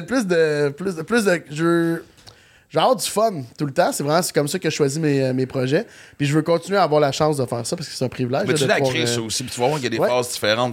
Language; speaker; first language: French; native; French